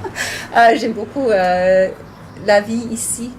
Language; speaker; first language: French; non-native, learner; English